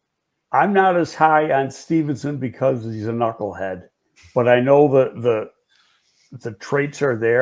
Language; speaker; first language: English; native; English